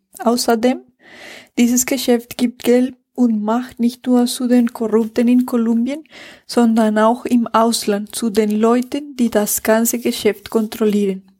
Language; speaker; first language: German; non-native, fluent; Spanish